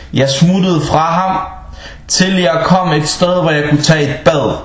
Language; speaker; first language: Danish; non-native, local second language; Arabic